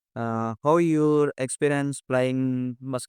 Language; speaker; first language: English; non-native, learner; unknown